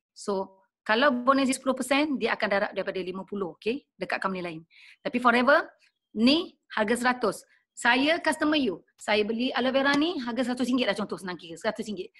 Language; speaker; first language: Malay; native; Malay